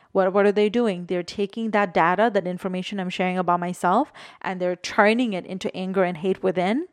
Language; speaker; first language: English; non-native, local second language; Bangla